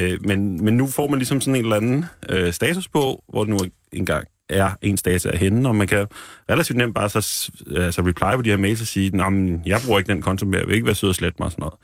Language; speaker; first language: Danish; native; Danish